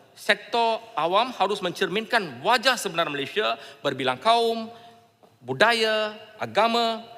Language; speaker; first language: Malay; non-native, local second language; Tamil